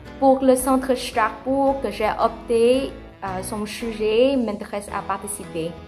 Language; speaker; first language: French; non-native, fluent; Vietnamese